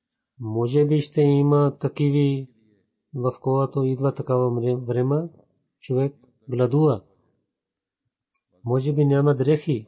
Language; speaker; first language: Bulgarian; non-native, fluent; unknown